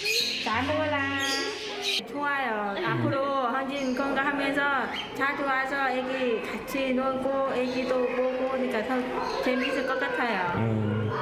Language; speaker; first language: Korean; non-native, learner; Vietnamese